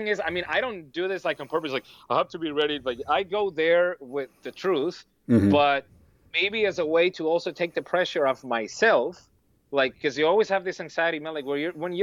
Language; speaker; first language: English; non-native, fluent; Spanish